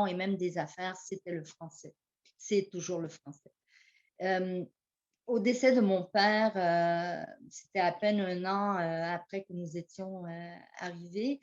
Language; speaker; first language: French; early bilingual, heritage; French